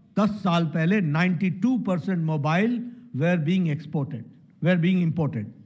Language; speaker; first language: Hindi; native; Hindi